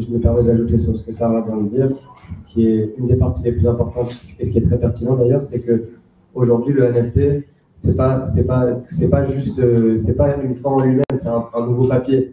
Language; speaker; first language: French; native; French